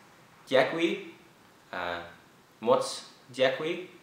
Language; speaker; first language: Czech; non-native, learner; English